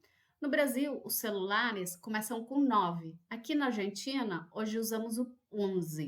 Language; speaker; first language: Portuguese; non-native, fluent; Spanish